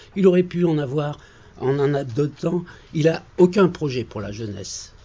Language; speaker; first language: French; native; French